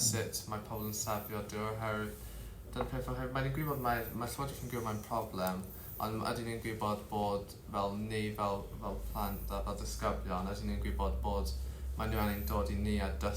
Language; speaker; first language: Welsh; non-native, local second language; English